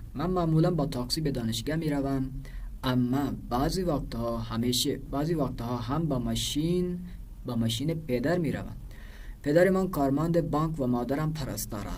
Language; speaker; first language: Persian; non-native, fluent; Urdu